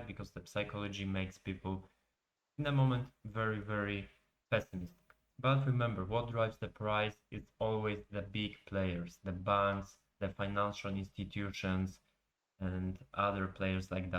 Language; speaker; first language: English; non-native, fluent; Polish